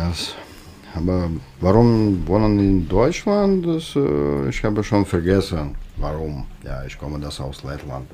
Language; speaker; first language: German; non-native, learner; Russian